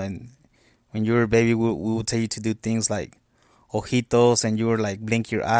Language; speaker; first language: English; non-native, fluent; Spanish